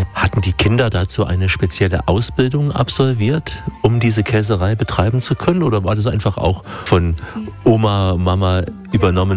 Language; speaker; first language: German; native; German